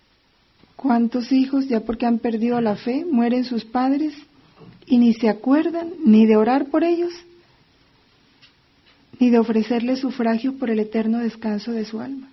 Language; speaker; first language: Spanish; native; Spanish